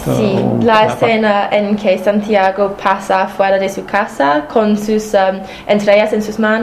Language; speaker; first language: Spanish; non-native, fluent; English